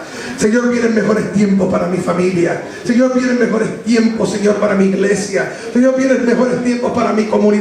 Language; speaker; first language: Spanish; native; Spanish